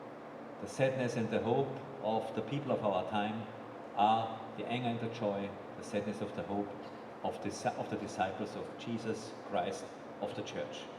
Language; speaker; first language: English; non-native, fluent; German